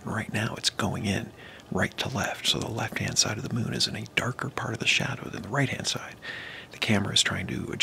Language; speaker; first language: English; native; English